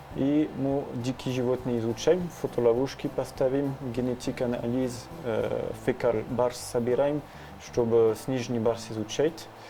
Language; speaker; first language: Russian; non-native, learner; French